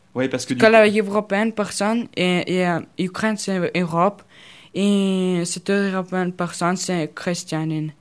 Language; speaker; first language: French; non-native, learner; Russian